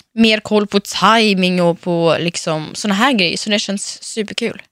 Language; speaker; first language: Swedish; early bilingual, other home language; Russian